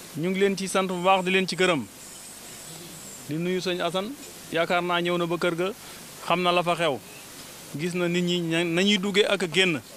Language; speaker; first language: Wolof; native; Wolof